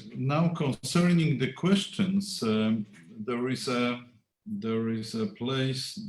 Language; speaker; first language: English; non-native, fluent; Polish